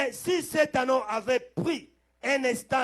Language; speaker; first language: French; non-native, local second language; Lingala